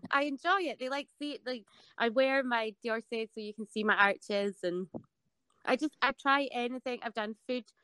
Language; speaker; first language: English; native; English